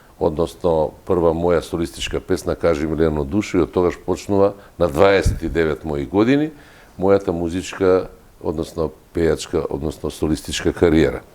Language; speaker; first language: Macedonian; native; Macedonian